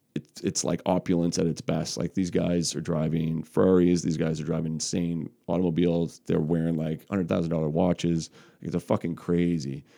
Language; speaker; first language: English; native; English